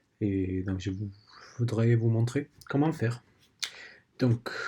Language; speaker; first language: French; non-native, learner; Spanish